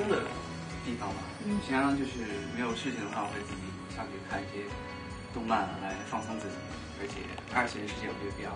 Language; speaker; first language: Chinese; native; Chinese